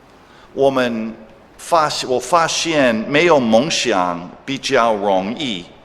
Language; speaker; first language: Chinese; non-native, fluent; English